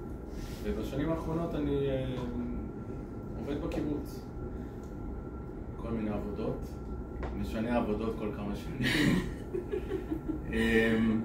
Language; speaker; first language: Hebrew; native; Hebrew